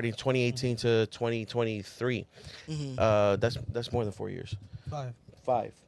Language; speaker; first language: English; native; English